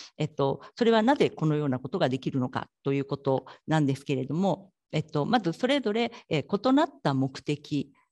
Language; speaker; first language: Japanese; native; Japanese